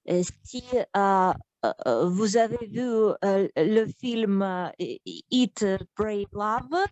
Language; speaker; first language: French; non-native, learner; Russian